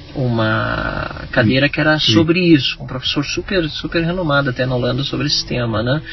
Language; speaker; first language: Portuguese; native; Portuguese